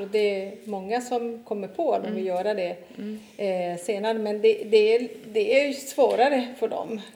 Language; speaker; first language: Swedish; non-native, fluent; Italian